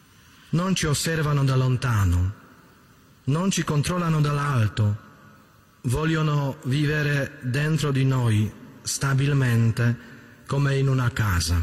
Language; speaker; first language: Italian; native; Italian